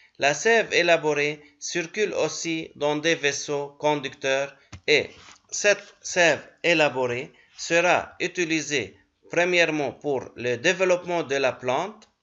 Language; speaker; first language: French; non-native, local second language; Arabic